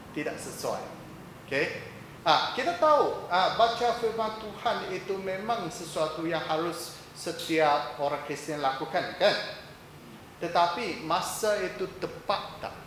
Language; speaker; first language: Malay; non-native, local second language; Chinese